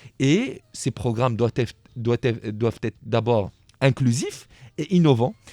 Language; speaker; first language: French; non-native, local second language; Arabic